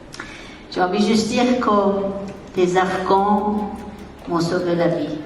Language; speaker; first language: French; non-native, fluent; Persian